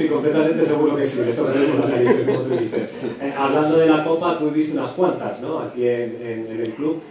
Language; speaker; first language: Spanish; native; Spanish